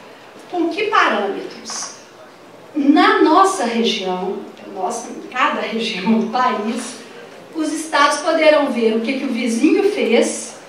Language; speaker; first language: Portuguese; native; Portuguese